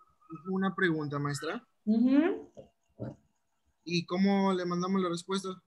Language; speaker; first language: Spanish; native; Spanish